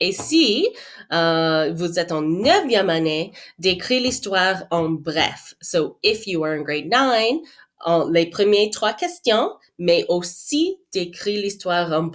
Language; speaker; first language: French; non-native, fluent; English